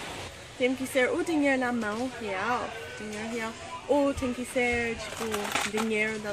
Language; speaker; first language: Portuguese; non-native, learner; English